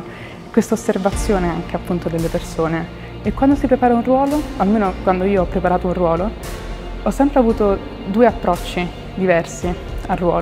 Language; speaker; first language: Italian; native; Italian